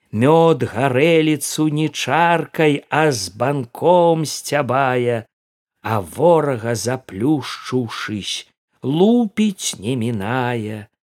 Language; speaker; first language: Belarusian; native; Belarusian